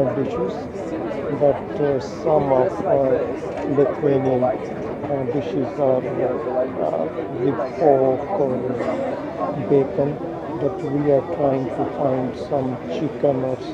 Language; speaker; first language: English; non-native, fluent; Urdu